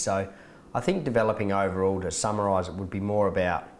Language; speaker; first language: English; native; English